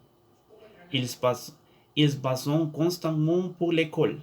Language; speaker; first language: French; non-native, learner; Spanish